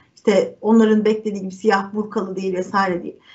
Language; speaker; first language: Turkish; native; Turkish